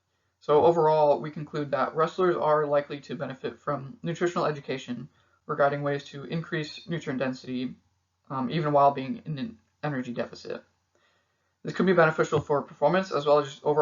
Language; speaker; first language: English; native; English